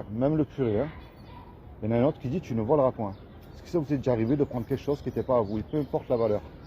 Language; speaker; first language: French; native; French